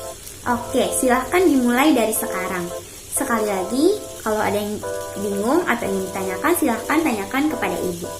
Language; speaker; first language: Indonesian; non-native, local second language; Banjar